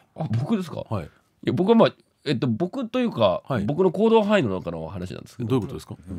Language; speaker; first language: Japanese; native; Japanese